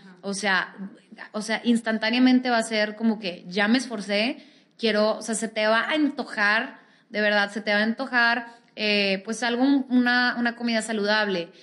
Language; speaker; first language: Spanish; native; Spanish